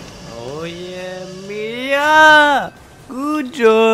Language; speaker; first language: English; non-native, local second language; French